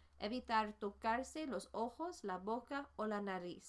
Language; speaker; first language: Spanish; non-native, fluent; English